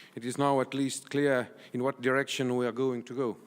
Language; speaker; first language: English; non-native, fluent; Estonian